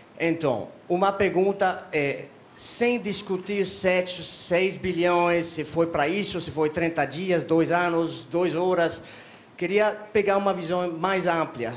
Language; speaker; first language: Portuguese; non-native, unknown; English